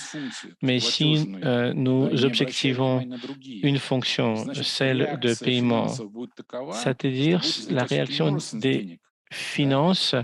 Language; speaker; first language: French; non-native, fluent; Russian